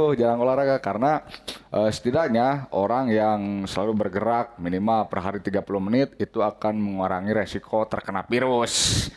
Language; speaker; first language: Indonesian; non-native, local second language; Sundanese